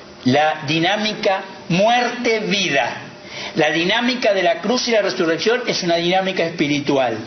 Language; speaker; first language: Spanish; native; Spanish